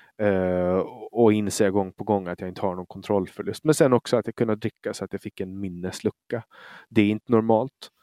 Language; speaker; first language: Swedish; native; Swedish